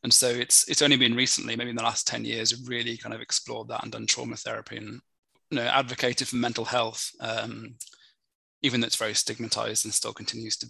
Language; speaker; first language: English; native; English